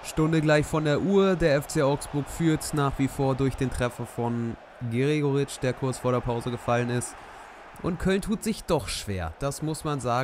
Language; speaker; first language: German; native; German